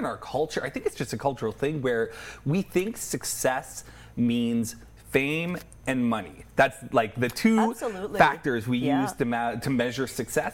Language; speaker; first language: English; native; English